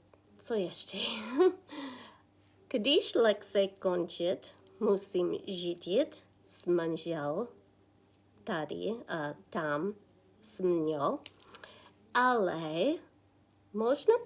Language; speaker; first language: Czech; non-native, learner; English